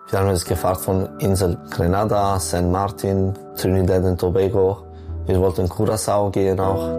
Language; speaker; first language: German; non-native, local second language; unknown